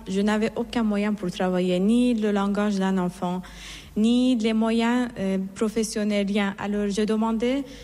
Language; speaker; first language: French; non-native, fluent; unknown